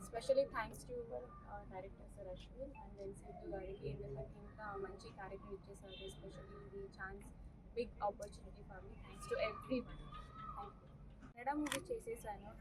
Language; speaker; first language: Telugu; non-native, learner; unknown